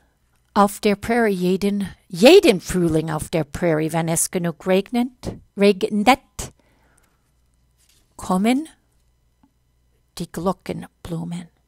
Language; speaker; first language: German; non-native, fluent; English